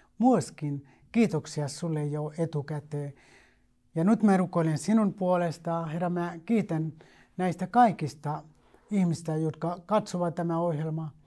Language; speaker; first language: Finnish; non-native, fluent; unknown